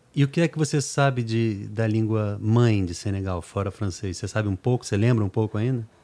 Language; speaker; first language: Portuguese; native; Portuguese